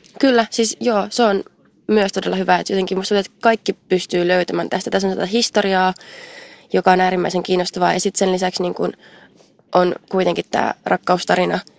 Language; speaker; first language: Finnish; native; Finnish